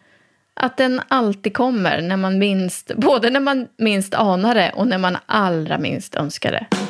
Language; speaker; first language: Swedish; native; Swedish